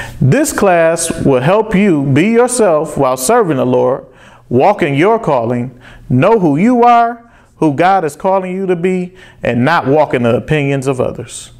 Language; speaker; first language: English; native; English